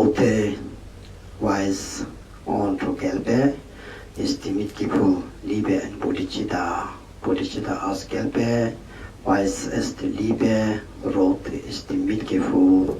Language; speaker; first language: German; non-native, learner; Tibetan